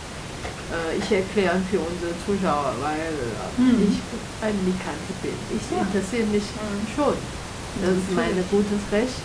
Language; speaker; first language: German; non-native, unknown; Chinese